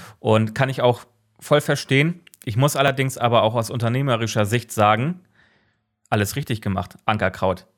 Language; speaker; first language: German; native; German